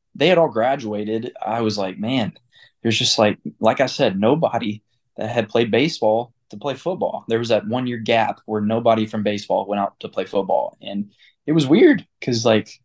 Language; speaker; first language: English; native; English